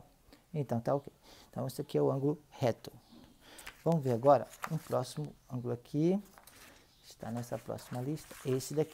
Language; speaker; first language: Portuguese; native; Portuguese